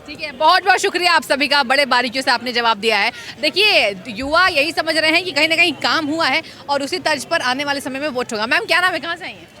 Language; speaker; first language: Hindi; native; Hindi